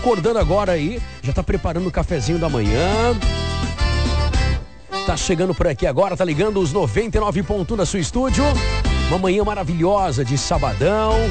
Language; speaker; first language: Portuguese; native; Portuguese